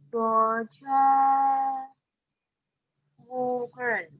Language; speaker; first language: Chinese; non-native, learner; Indonesian